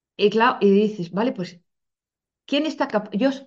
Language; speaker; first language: Spanish; non-native, fluent; Dutch